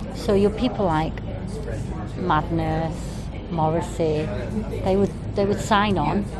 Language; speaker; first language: English; native; English